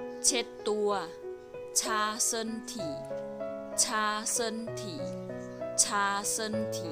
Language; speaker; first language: Chinese; non-native, fluent; Thai